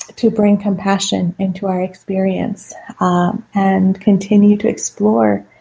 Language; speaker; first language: English; non-native, fluent; Persian